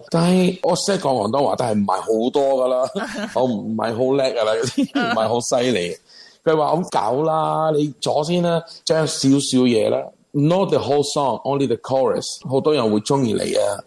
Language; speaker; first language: Cantonese; non-native, learner; Spanish